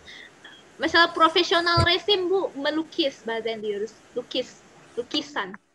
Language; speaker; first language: Turkish; non-native, fluent; Indonesian